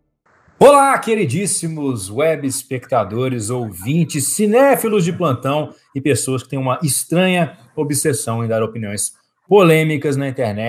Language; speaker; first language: Portuguese; native; Portuguese